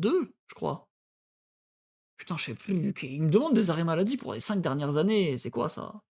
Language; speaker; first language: French; native; French